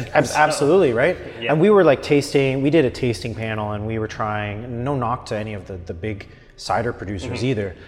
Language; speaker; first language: English; native; English